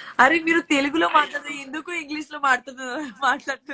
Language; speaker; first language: Telugu; non-native, learner; Gujarati